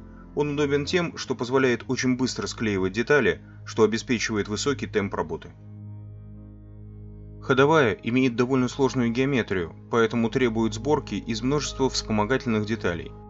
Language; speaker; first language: Russian; native; Russian